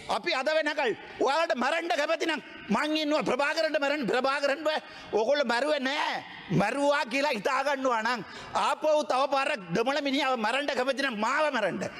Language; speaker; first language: Sinhala; non-native, local second language; Tamil